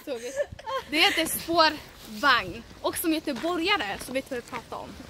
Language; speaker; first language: Swedish; early bilingual, other home language; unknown